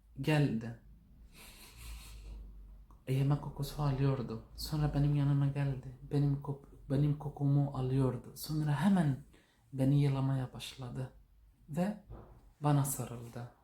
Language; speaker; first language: Turkish; non-native, learner; Arabic